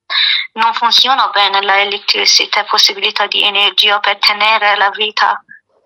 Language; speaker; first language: Italian; non-native, learner; Persian